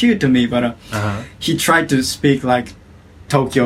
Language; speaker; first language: English; non-native, fluent; Japanese